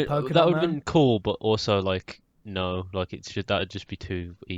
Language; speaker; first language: English; native; English